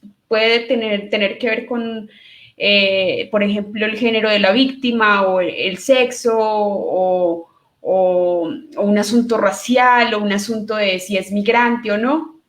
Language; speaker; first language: Spanish; native; Spanish